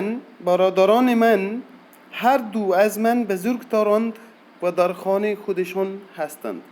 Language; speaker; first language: Persian; non-native, fluent; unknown